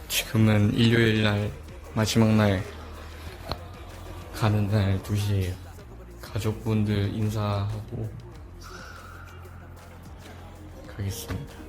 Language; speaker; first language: Korean; early bilingual, other home language; Vietnamese